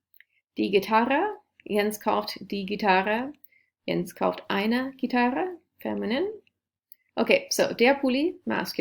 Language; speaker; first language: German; non-native, fluent; English